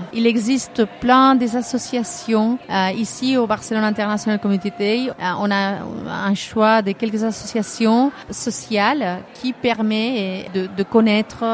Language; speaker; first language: French; non-native, fluent; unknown